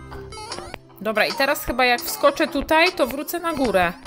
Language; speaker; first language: Polish; native; Polish